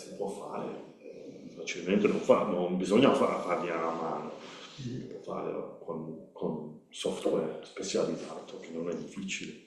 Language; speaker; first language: Italian; non-native, learner; Spanish